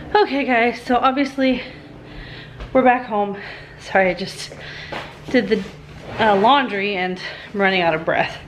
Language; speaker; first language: English; native; English